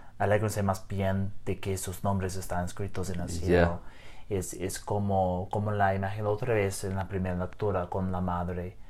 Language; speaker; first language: Spanish; non-native, learner; English